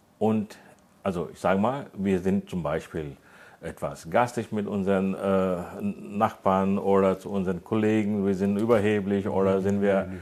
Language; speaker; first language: German; non-native, fluent; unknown